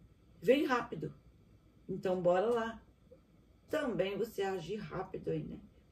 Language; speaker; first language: Portuguese; native; Portuguese